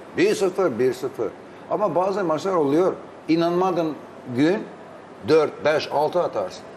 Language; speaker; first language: Turkish; non-native, fluent; Albanian